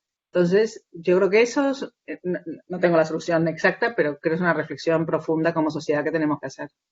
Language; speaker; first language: Spanish; native; Spanish